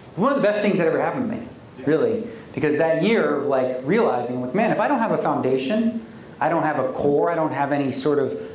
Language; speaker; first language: English; native; English